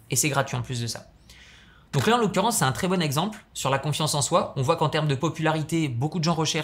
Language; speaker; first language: French; native; French